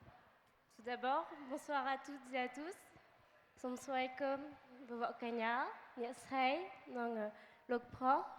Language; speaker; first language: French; early bilingual, other home language; Khmer